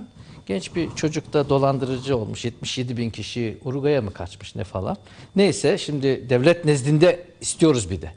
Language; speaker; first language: Turkish; native; Turkish